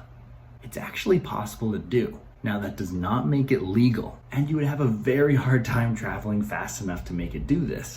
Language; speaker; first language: English; native; English